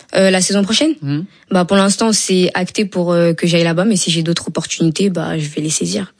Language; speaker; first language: French; early bilingual, other home language; Wolof